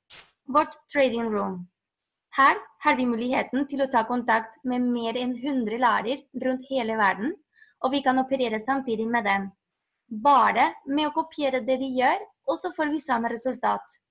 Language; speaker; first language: Norwegian; non-native, fluent; Spanish